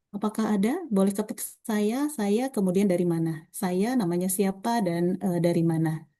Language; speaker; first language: Indonesian; native; Indonesian